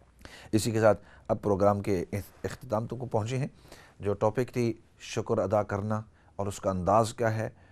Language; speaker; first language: Urdu; native; Urdu